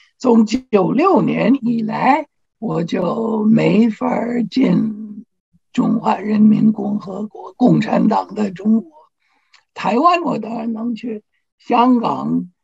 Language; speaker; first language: Chinese; non-native, fluent; English